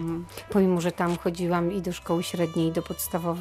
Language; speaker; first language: Polish; native; Polish